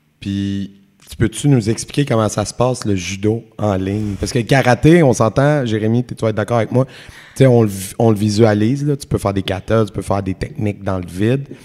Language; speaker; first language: French; native; French